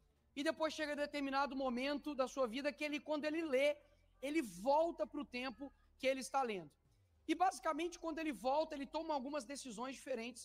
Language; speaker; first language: Portuguese; native; Portuguese